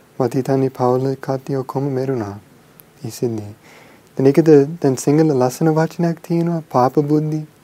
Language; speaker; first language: Sinhala; non-native, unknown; English